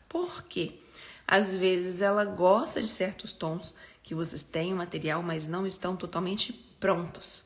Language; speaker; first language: Portuguese; native; Portuguese